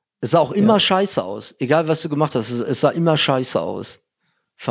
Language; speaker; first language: German; native; German